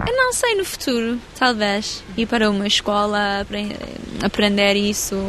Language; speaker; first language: Portuguese; early bilingual, heritage; English